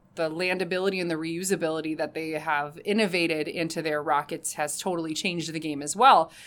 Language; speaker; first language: English; native; English